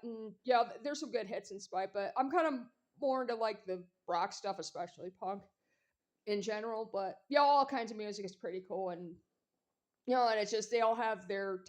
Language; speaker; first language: English; native; English